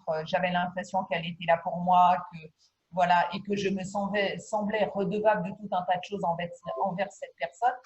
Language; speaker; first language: French; native; French